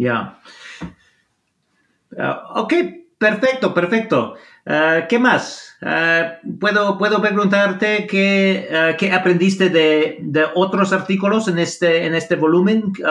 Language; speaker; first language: Spanish; non-native, fluent; English